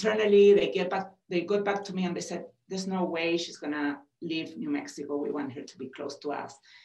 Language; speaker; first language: English; non-native, fluent; Spanish